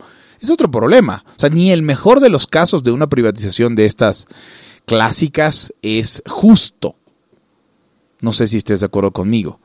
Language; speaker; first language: Spanish; native; Spanish